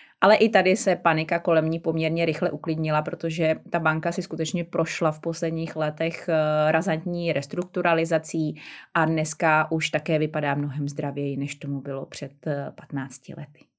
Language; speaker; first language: Czech; native; Czech